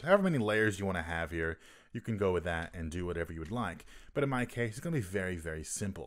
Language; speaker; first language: English; native; English